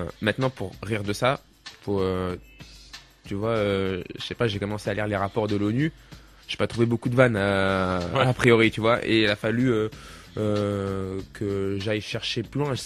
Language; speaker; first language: French; native; French